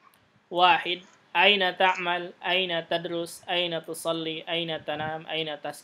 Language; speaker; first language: Arabic; non-native, fluent; Indonesian